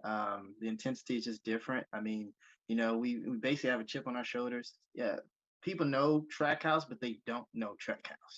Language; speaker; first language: English; native; English